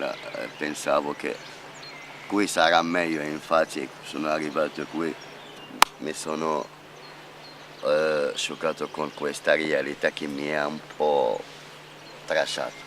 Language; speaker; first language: Italian; non-native, fluent; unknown